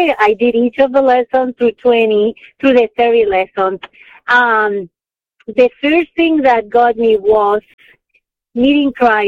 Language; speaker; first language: English; non-native, fluent; Spanish